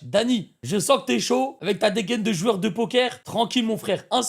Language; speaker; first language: French; native; French